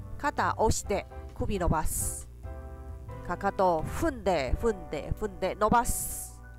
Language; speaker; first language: Japanese; non-native, fluent; Chinese